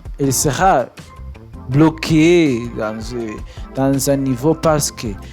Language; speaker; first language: French; non-native, learner; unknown